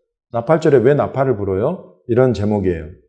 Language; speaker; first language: Korean; native; Korean